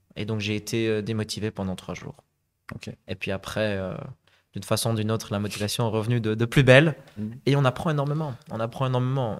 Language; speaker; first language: French; native; French